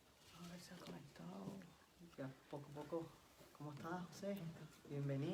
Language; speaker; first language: Spanish; native; Spanish